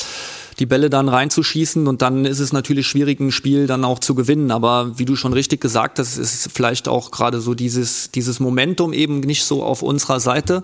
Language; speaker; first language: German; native; German